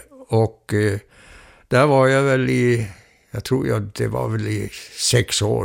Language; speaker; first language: Swedish; early bilingual, heritage; Swedish